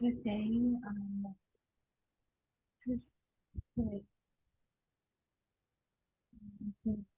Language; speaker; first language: English; non-native, learner; Vietnamese